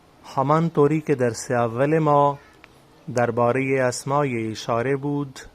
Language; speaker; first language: Persian; non-native, fluent; Urdu